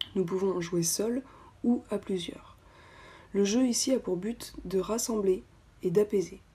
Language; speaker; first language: French; native; French